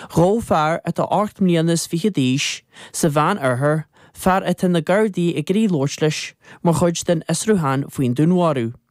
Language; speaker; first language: Irish; native; Irish